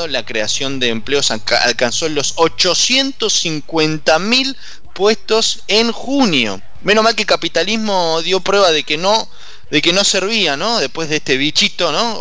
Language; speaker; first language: Spanish; native; Spanish